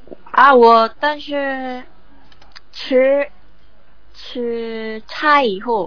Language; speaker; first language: Chinese; non-native, learner; Korean